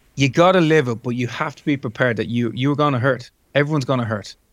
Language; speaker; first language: English; native; English